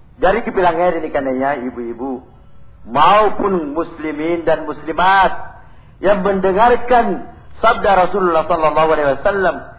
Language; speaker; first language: Indonesian; non-native, local second language; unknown